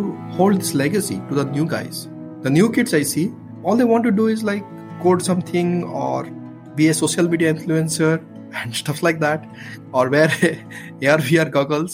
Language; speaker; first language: English; non-native, local second language; Odia